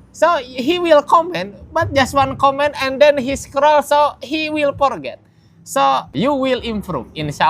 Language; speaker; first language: English; non-native, learner; Indonesian